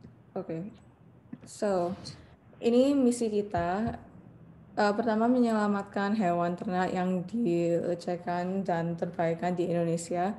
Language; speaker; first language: Indonesian; non-native, learner; English